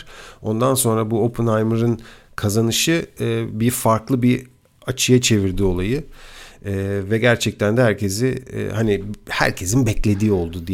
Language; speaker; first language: Turkish; native; Turkish